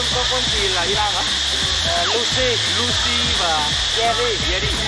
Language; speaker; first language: Vietnamese; non-native, fluent; Korean